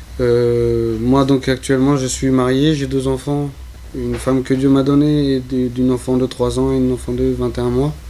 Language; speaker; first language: French; early bilingual, other home language; Spanish